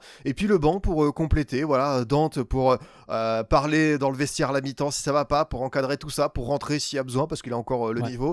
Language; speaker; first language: French; native; French